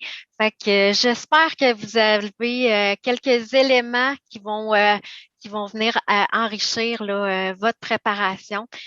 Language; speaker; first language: French; native; French